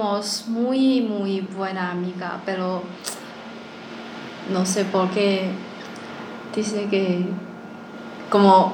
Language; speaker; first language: Spanish; non-native, learner; Chinese